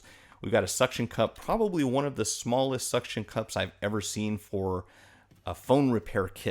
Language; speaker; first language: English; native; English